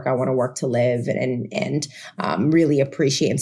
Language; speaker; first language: English; non-native, fluent; Spanish